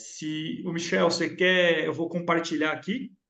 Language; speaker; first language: Portuguese; native; Portuguese